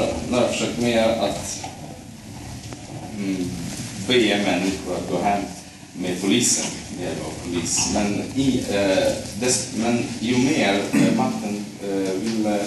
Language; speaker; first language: Swedish; non-native, fluent; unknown